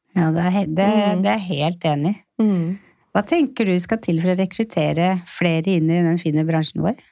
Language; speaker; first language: Norwegian; native; Norwegian